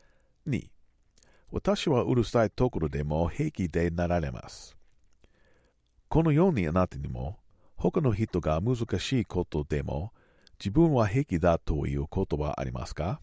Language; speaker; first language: Japanese; non-native, learner; English